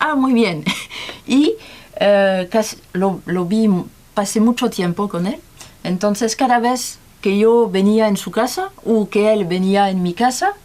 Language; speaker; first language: Spanish; non-native, learner; French